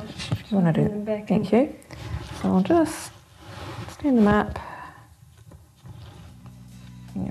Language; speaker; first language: English; native; English